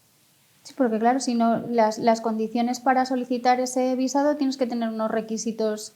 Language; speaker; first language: Spanish; native; Spanish